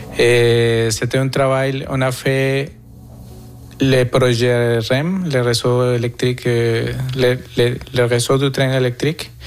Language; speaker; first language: French; non-native, fluent; Spanish